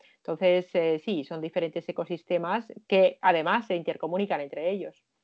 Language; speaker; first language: Spanish; non-native, fluent; Finnish